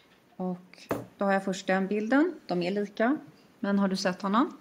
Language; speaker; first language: Swedish; native; Swedish